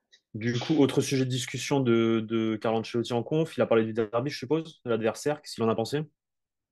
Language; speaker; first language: French; native; French